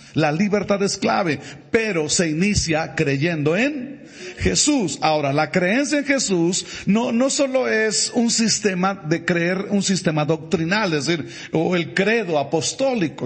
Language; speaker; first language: Spanish; native; Spanish